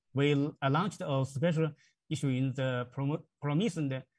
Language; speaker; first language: English; non-native, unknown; Chinese